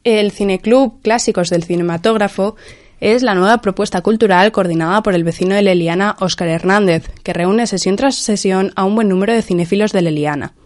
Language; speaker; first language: Spanish; non-native, local second language; Catalan